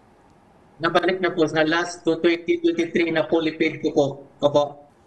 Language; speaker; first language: Filipino; native; Filipino